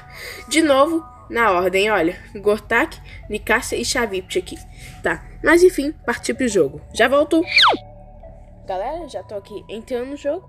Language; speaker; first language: Portuguese; native; Portuguese